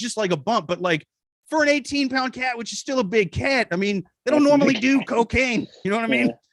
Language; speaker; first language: English; native; English